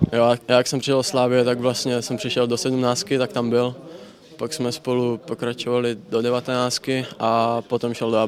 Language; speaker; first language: Czech; native; Czech